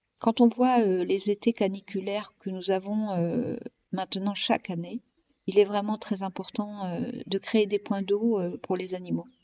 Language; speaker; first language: French; native; French